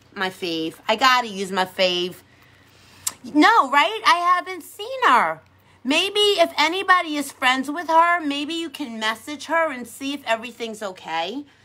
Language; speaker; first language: English; native; English